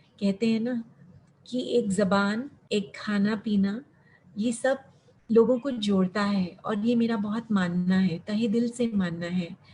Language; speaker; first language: Hindi; early bilingual, heritage; Hindi